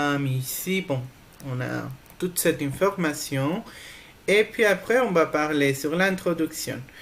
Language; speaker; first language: French; non-native, fluent; Spanish